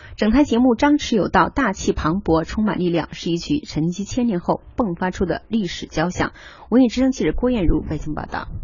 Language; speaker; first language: Chinese; native; Chinese